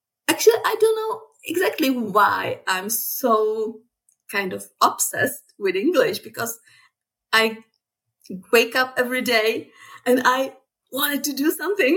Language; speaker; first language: English; non-native, fluent; Czech